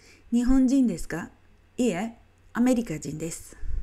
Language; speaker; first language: Japanese; non-native, learner; English